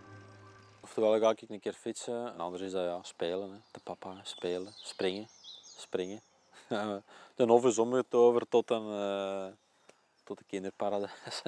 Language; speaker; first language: Dutch; native; Dutch